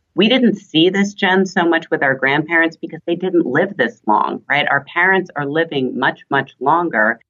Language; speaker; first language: English; early bilingual, other home language; German